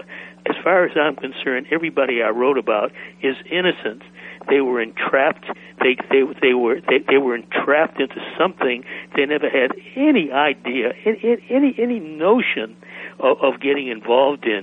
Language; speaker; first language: English; native; English